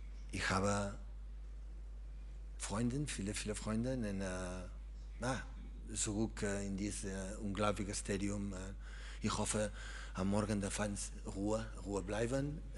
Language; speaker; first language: German; non-native, learner; Catalan